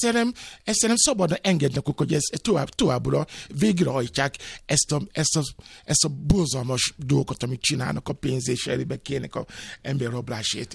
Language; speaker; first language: Hungarian; non-native, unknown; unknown